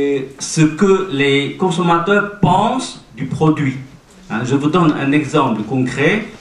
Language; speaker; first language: French; non-native, fluent; Chinese